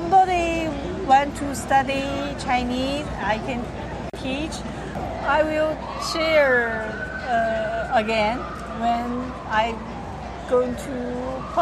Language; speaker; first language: English; non-native, learner; Chinese